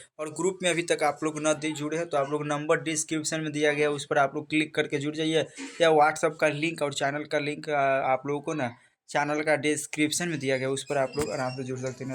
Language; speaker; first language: Hindi; native; Hindi